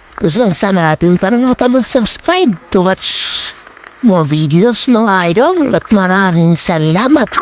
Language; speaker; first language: Filipino; non-native, local second language; Waray